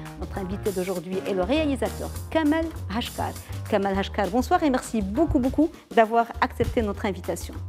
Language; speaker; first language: French; non-native, local second language; Arabic